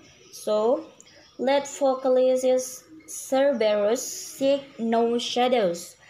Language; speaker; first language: English; non-native, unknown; Indonesian